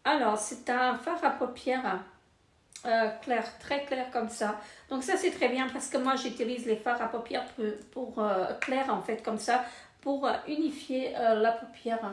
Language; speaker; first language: French; native; French